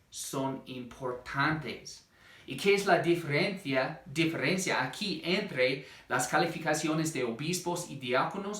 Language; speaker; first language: Spanish; non-native, fluent; English